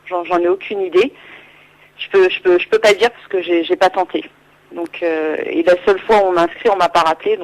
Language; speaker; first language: French; native; French